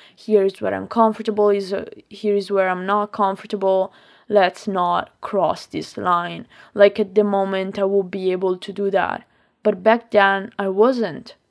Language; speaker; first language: English; non-native, fluent; Italian